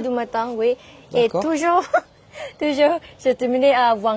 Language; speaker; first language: French; non-native, learner; Thai